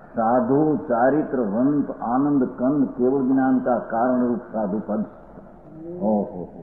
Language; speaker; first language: Hindi; non-native, local second language; Gujarati